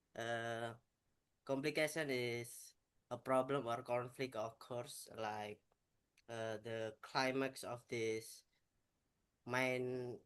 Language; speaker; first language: English; non-native, learner; Indonesian